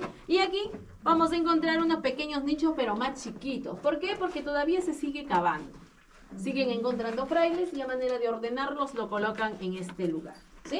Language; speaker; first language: Spanish; native; Spanish